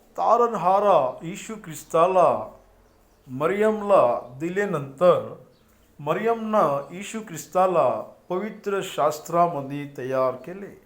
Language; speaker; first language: Marathi; non-native, local second language; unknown